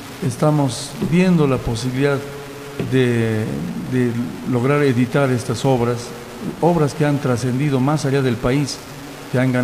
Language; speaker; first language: Spanish; non-native, local second language; Quechua